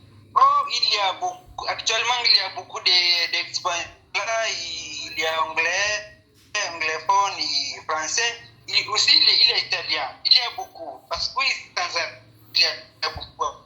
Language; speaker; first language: French; non-native, learner; Swahili